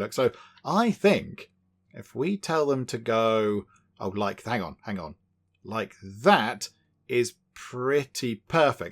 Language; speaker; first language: English; native; English